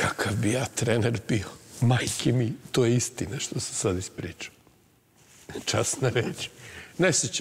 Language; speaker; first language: Serbian; native; Serbian